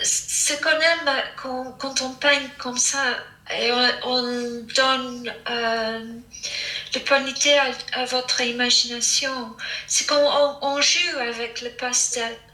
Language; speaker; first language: French; non-native, fluent; English